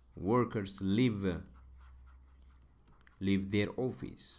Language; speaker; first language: English; non-native, local second language; Amharic